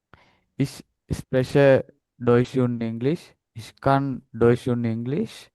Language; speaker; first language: German; non-native, learner; Sinhala